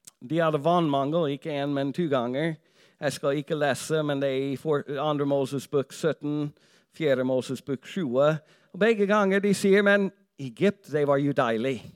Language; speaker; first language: Norwegian; non-native, fluent; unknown